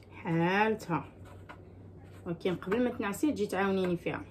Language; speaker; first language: Arabic; native; Arabic